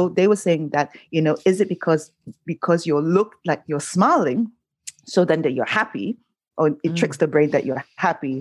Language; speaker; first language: English; non-native, local second language; Cantonese